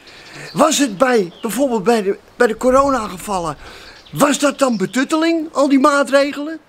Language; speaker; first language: Dutch; native; Dutch